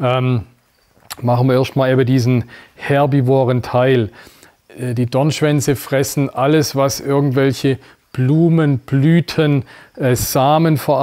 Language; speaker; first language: German; native; German